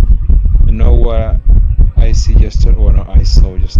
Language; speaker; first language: English; non-native, learner; Spanish